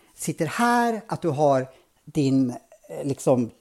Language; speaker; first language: Swedish; native; Swedish